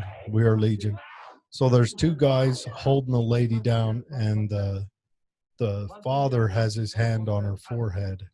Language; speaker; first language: English; native; English